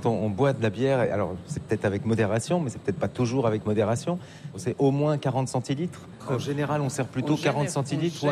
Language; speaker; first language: French; native; French